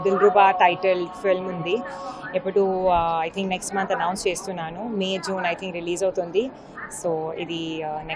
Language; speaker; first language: Telugu; non-native, learner; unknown